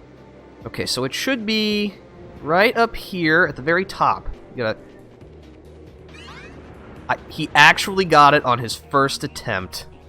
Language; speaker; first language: English; native; English